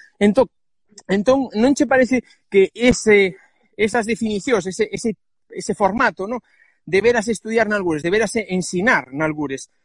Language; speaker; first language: Galician; non-native, local second language; Spanish